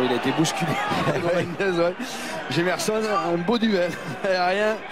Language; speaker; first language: French; native; French